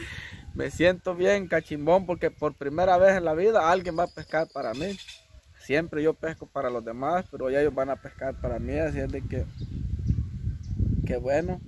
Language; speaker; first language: Spanish; native; Spanish